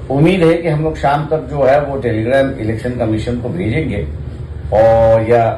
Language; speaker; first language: Hindi; non-native, local second language; Marathi